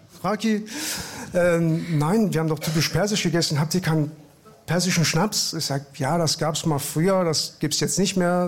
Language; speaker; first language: German; early bilingual, other home language; Persian